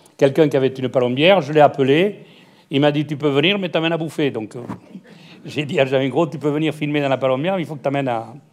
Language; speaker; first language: French; native; French